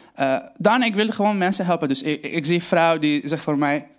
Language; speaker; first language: Dutch; non-native, fluent; Arabic